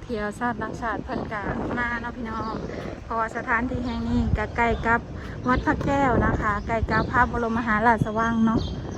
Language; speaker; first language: Thai; native; Thai